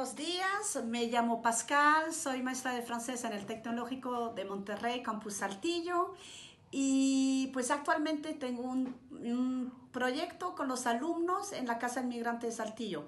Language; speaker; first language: Spanish; non-native, fluent; French